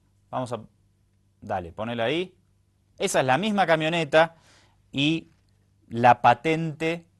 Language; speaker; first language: Spanish; native; Spanish